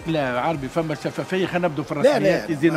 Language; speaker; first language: Arabic; native; Arabic